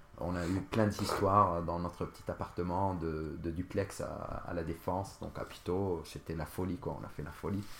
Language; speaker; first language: French; non-native, local second language; Arabic